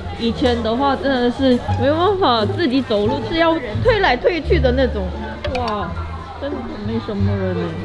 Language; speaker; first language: Chinese; non-native, fluent; Korean